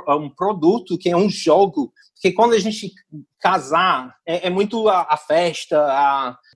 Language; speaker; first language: Portuguese; non-native, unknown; English